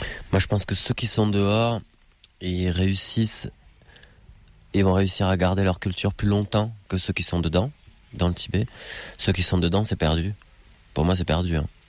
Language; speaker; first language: French; native; French